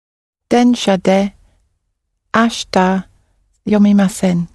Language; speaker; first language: Japanese; non-native, learner; English